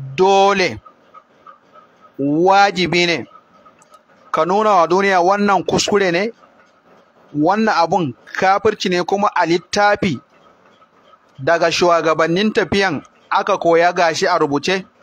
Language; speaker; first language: Hausa; non-native, local second language; Kanuri